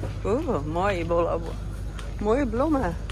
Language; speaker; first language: Dutch; non-native, learner; Cebuano